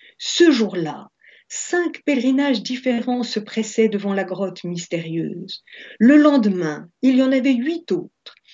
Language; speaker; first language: French; native; French